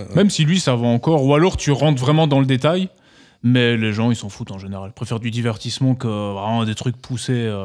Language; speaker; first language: French; native; French